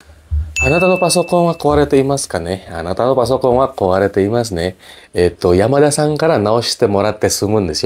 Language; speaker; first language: Japanese; non-native, fluent; Indonesian